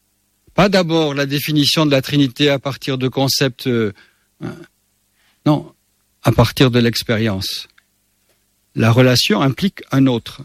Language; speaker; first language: French; native; French